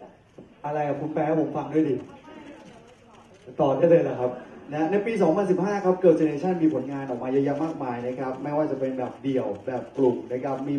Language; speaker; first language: Thai; native; Thai